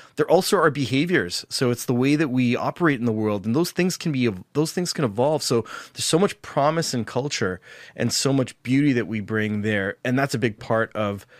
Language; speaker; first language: English; native; English